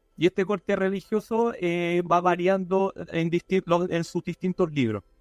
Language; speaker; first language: Spanish; non-native, fluent; English